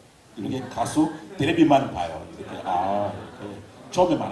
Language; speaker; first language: Korean; non-native, learner; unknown